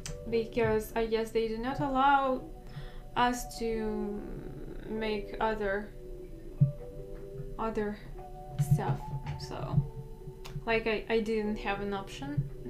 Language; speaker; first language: English; non-native, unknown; Russian